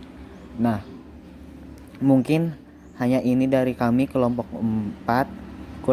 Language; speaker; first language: Indonesian; native; Indonesian